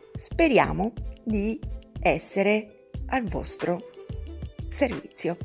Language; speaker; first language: Italian; non-native, fluent; Albanian